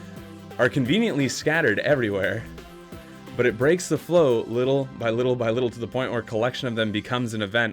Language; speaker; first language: English; native; English